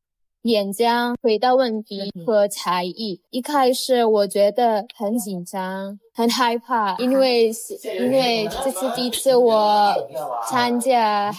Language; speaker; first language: Chinese; non-native, learner; Indonesian